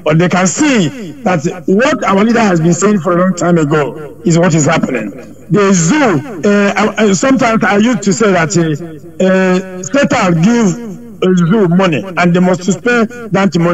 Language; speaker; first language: English; non-native, local second language; Igbo